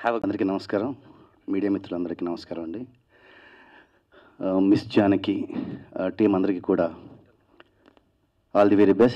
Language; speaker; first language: Telugu; native; Telugu